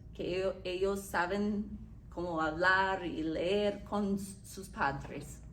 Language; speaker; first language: Spanish; non-native, learner; English